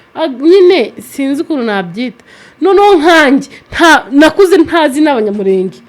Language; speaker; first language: Kinyarwanda; native; Kinyarwanda